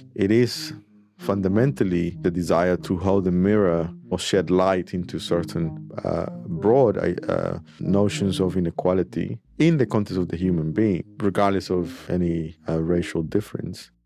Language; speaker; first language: English; early bilingual, other home language; Spanish